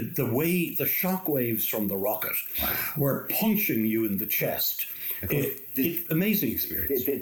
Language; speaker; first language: English; native; English